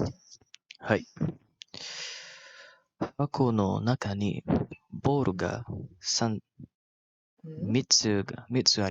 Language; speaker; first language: Japanese; non-native, learner; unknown